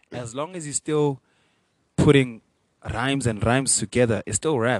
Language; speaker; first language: English; non-native, local second language; Venda